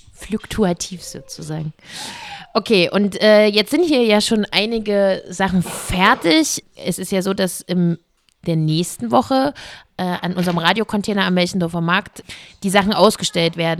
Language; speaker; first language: German; native; German